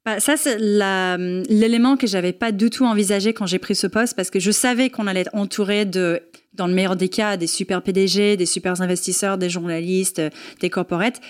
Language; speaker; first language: French; non-native, fluent; English